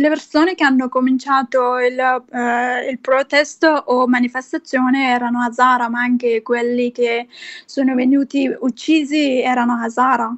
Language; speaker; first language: Italian; non-native, fluent; Persian